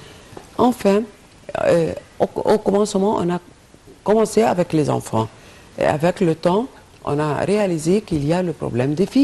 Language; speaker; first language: French; non-native, fluent; Arabic